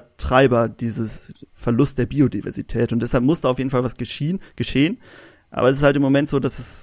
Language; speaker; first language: German; native; German